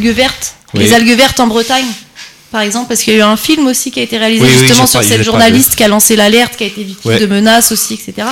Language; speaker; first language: French; native; French